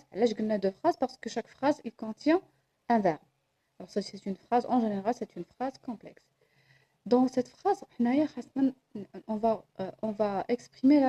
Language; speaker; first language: French; non-native, local second language; Arabic